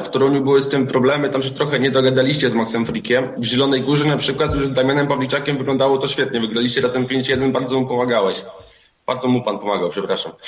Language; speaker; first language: Polish; native; Polish